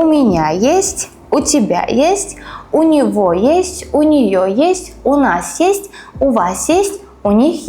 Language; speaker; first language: Russian; non-native, fluent; Uzbek